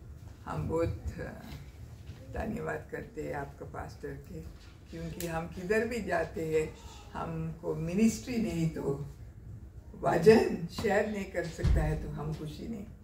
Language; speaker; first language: Hindi; non-native, local second language; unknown